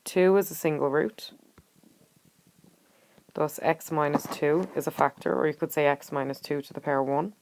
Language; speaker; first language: English; native; English